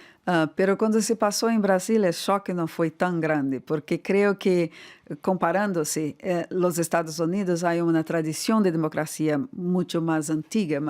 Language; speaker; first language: Spanish; non-native, fluent; Portuguese